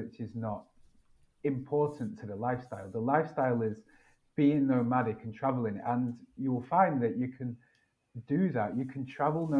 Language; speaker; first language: English; native; English